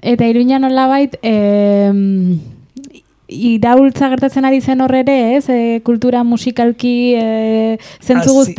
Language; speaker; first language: Basque; native; Basque